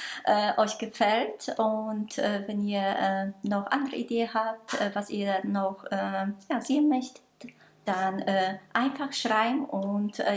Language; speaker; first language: German; non-native, local second language; Polish